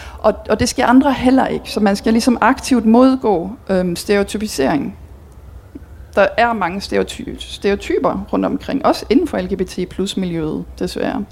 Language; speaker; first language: Danish; early bilingual, heritage; Danish